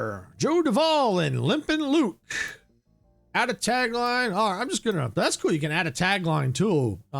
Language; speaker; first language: English; native; English